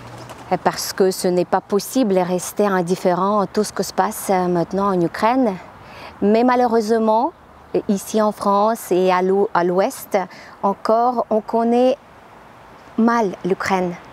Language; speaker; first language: French; non-native, fluent; Ukrainian